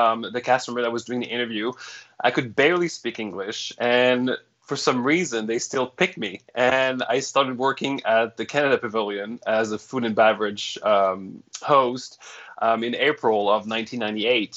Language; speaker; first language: English; non-native, fluent; French